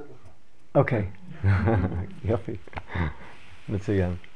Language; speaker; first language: Hebrew; non-native, learner; English